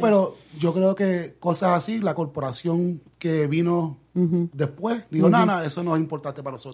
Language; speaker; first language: Spanish; early bilingual, heritage; Spanish